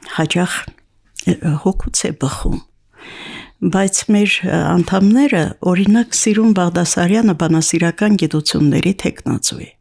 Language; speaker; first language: Armenian; native; Armenian